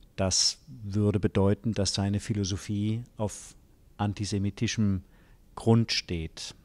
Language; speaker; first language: German; native; German